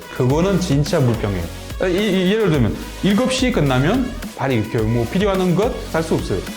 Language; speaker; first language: Korean; non-native, learner; French